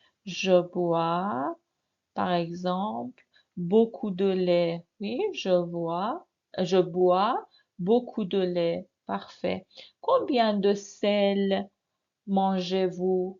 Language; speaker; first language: French; non-native, fluent; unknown